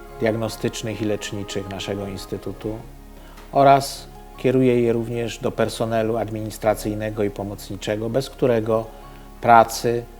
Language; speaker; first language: Polish; native; Polish